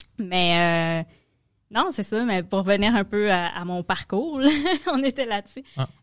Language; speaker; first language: French; native; French